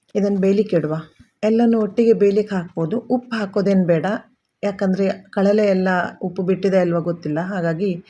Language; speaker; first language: Kannada; native; Kannada